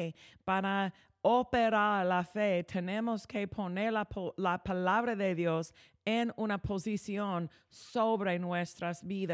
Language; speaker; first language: Spanish; non-native, fluent; English